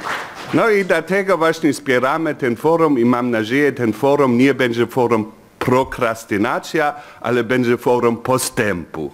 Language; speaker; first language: Polish; non-native, fluent; German